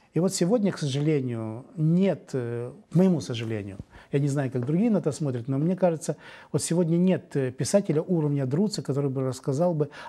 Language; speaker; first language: Russian; native; Russian